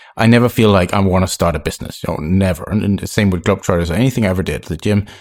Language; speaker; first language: English; non-native, fluent; Danish